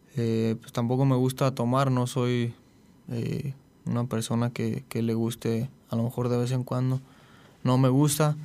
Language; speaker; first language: Spanish; native; Spanish